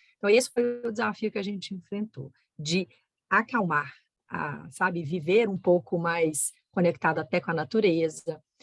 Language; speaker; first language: Portuguese; native; Portuguese